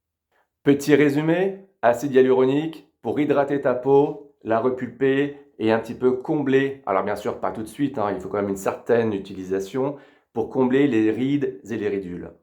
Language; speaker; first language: French; native; French